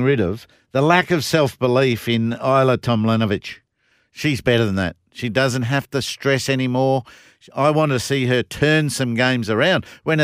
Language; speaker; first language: English; native; English